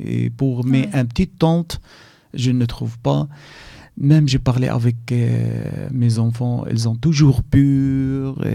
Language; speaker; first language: French; non-native, learner; Arabic